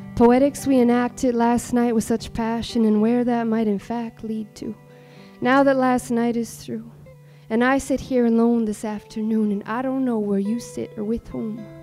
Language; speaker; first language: English; native; English